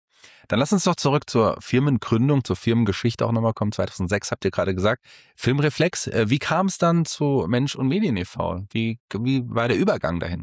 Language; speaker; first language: German; native; German